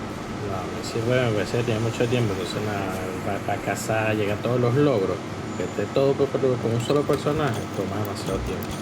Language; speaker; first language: Spanish; native; Spanish